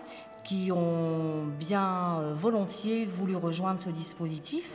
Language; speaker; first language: French; native; French